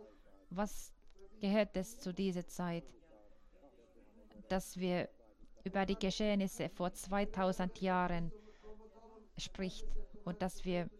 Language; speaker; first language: German; non-native, fluent; Finnish